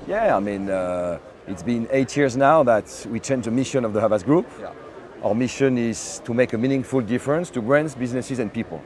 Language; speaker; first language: English; non-native, fluent; French